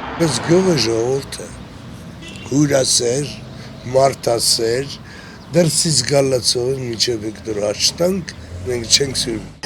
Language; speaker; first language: Armenian; native; Armenian